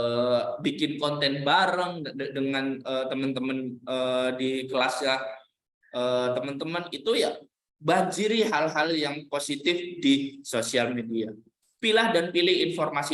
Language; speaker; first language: Indonesian; native; Indonesian